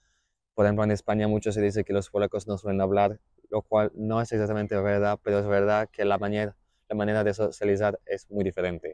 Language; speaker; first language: Spanish; non-native, fluent; German